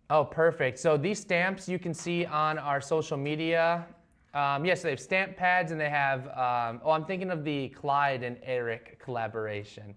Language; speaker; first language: English; native; English